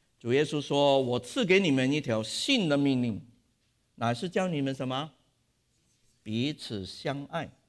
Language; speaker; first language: Chinese; non-native, local second language; Cantonese